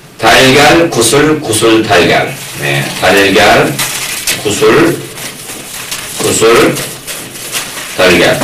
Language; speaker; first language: Korean; native; Korean